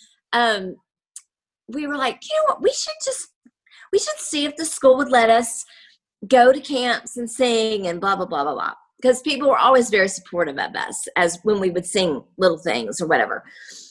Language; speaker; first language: English; native; English